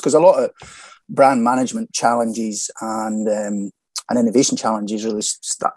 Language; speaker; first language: English; native; English